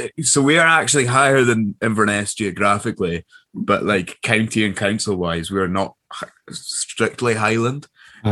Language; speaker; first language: English; native; English